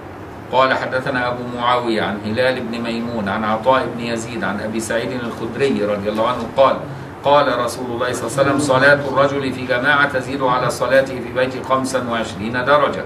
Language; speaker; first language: Arabic; native; Arabic